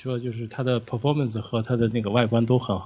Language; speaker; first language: Chinese; native; Chinese